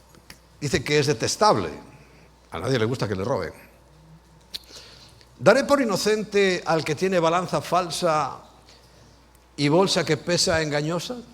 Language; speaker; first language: Spanish; native; Spanish